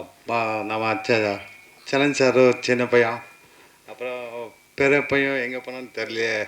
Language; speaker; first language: Tamil; non-native, learner; Kannada